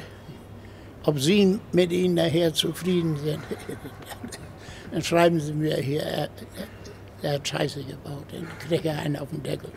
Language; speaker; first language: German; native; German